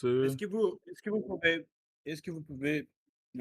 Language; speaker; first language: French; non-native, learner; Russian